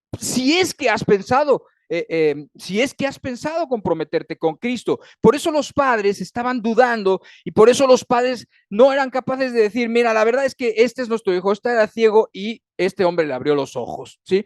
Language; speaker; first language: Spanish; native; Spanish